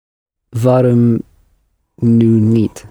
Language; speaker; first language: Dutch; non-native, learner; English